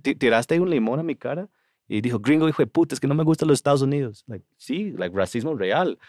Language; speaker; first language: Spanish; non-native, fluent; English